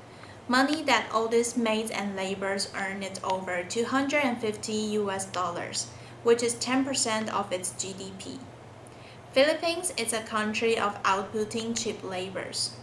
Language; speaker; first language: English; non-native, learner; Chinese